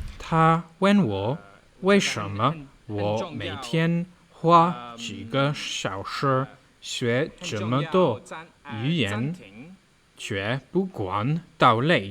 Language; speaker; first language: Chinese; non-native, learner; English